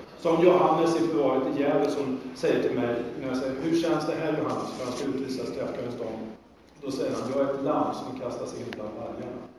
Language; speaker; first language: Swedish; native; Swedish